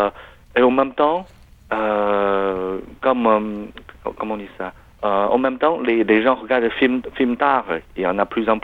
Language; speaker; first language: French; non-native, learner; Chinese